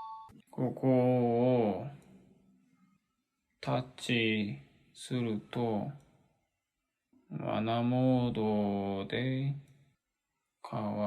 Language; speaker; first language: Japanese; non-native, learner; Korean